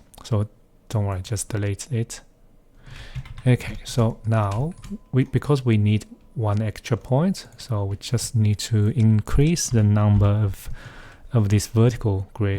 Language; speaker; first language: English; non-native, fluent; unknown